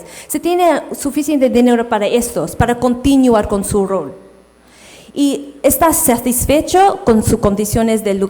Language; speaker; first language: Spanish; non-native, fluent; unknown